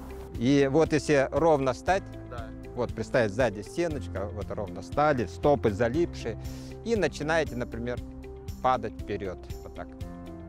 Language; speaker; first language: Russian; native; Russian